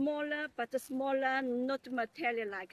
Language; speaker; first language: English; non-native, learner; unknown